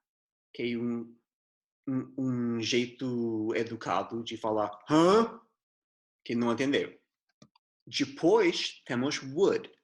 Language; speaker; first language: Portuguese; non-native, fluent; English